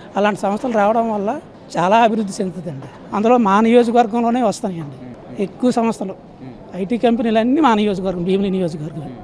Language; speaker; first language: Telugu; native; Telugu